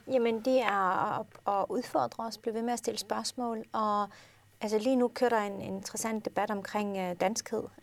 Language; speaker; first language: Danish; early bilingual, other home language; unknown